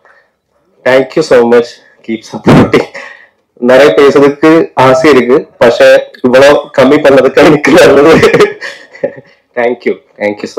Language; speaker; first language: Tamil; non-native, learner; Malayalam